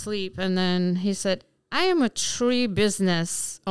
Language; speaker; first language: English; non-native, fluent; Albanian